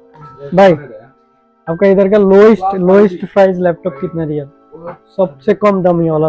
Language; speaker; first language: Hindi; non-native, learner; Bangla